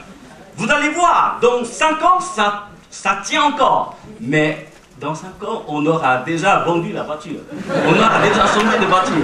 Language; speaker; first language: French; non-native, fluent; Chinese